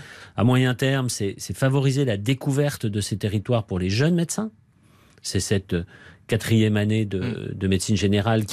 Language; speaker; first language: French; native; French